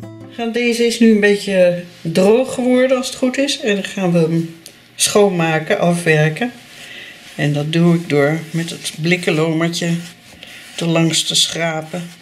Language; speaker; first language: Dutch; native; Dutch